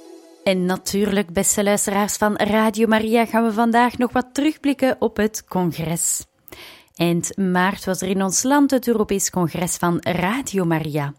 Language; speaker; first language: Dutch; native; Dutch